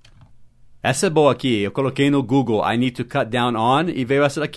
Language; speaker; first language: Portuguese; non-native, fluent; English